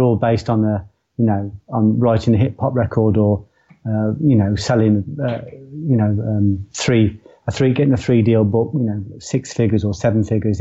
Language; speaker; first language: English; native; English